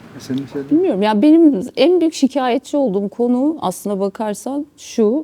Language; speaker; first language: Turkish; native; Turkish